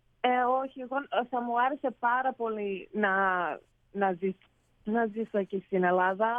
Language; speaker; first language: Greek; early bilingual, heritage; Greek